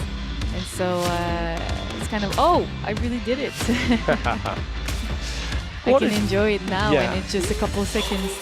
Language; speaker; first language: English; non-native, fluent; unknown